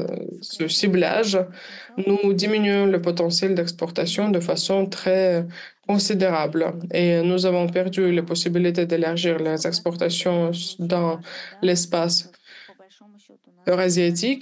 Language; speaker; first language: French; non-native, fluent; Armenian